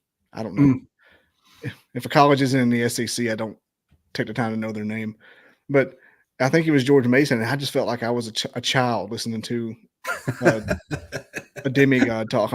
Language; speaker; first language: English; native; English